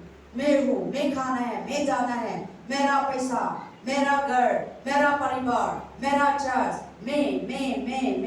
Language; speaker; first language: Hindi; non-native, local second language; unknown